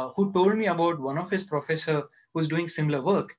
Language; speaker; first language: English; non-native, local second language; Kannada